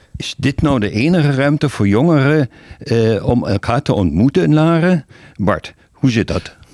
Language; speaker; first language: Dutch; native; Dutch